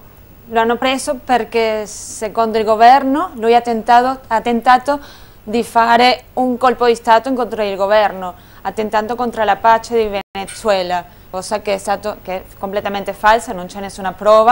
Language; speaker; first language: Italian; non-native, fluent; Spanish